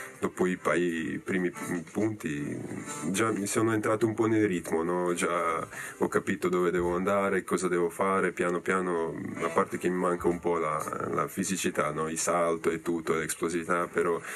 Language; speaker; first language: Italian; non-native, fluent; Serbian